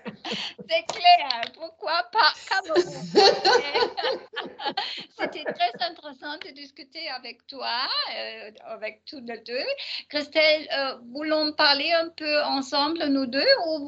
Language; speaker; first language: French; non-native, learner; German